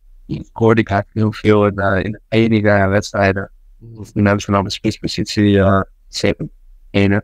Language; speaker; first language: Dutch; non-native, learner; Indonesian